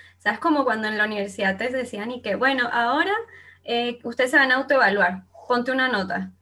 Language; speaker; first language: Spanish; native; Spanish